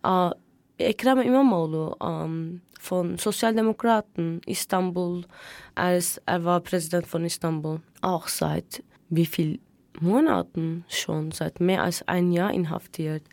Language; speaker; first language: German; non-native, fluent; Turkish